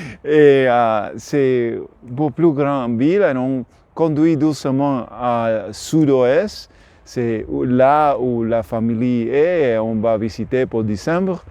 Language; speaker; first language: French; non-native, learner; Spanish